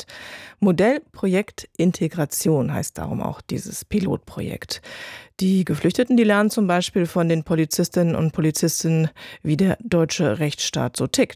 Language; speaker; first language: German; native; German